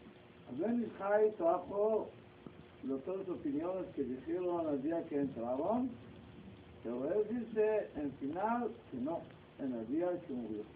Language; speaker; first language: Spanish; non-native, learner; Hebrew